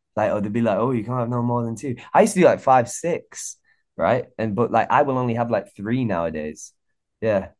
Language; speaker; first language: English; native; English